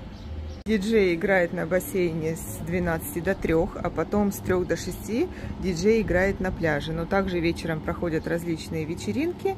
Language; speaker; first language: Russian; native; Russian